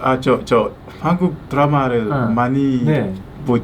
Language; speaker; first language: Korean; non-native, learner; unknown